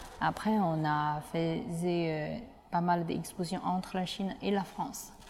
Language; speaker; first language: French; non-native, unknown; Chinese